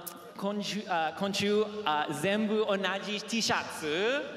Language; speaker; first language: Japanese; non-native, learner; English